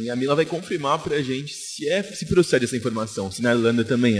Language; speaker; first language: Portuguese; native; Portuguese